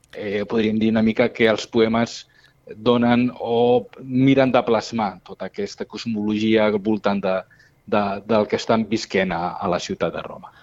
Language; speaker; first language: Catalan; non-native, local second language; Spanish